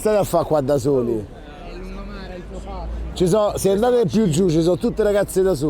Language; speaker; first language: Italian; native; Italian